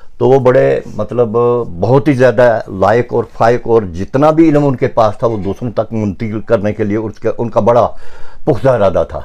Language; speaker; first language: Urdu; non-native, local second language; Pahari-Potwari